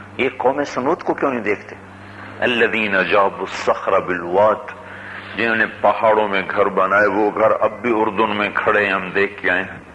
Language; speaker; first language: Urdu; non-native, local second language; Punjabi